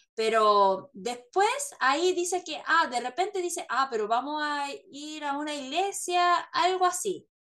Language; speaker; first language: Spanish; non-native, fluent; Korean